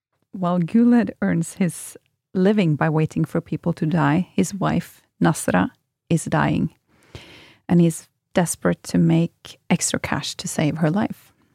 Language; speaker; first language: English; non-native, fluent; Norwegian